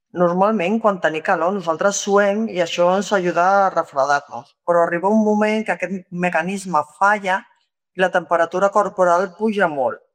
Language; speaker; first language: Catalan; non-native, local second language; Spanish